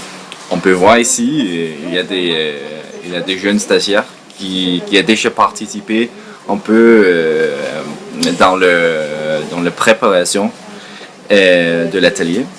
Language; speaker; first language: French; non-native, fluent; Danish